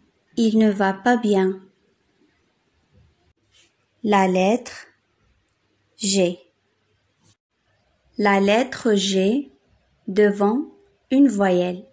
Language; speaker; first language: French; non-native, fluent; Arabic